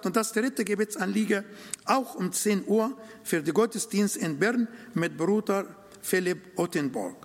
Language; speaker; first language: German; non-native, fluent; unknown